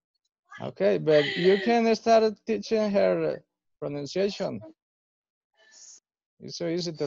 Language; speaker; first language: English; non-native, fluent; Spanish